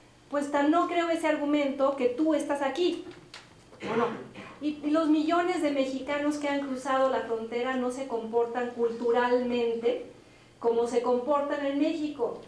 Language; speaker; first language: Spanish; native; Spanish